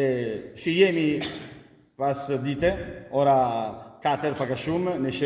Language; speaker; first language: Albanian; early bilingual, heritage; Italian